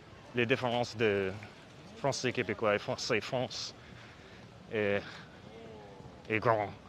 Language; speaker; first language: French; non-native, learner; English